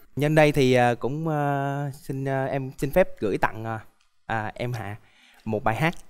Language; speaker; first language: Vietnamese; native; Vietnamese